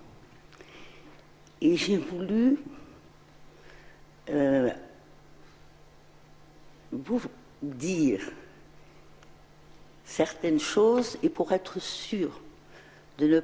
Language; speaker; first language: French; non-native, local second language; Arabic